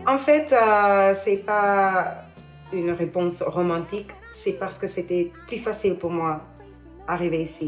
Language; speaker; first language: French; non-native, learner; English